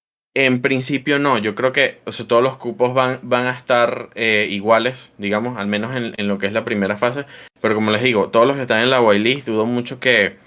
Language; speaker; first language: Spanish; native; Spanish